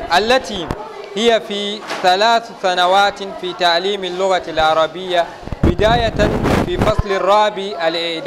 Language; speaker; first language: Arabic; non-native, learner; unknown